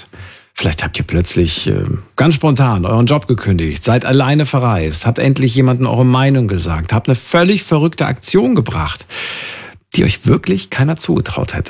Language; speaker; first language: German; native; German